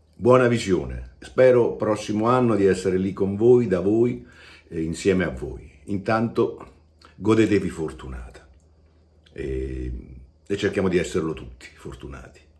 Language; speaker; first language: Italian; native; Italian